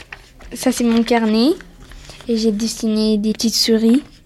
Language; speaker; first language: French; early bilingual, other home language; Pashto